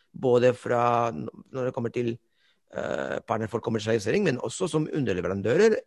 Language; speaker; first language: Norwegian; non-native, fluent; Spanish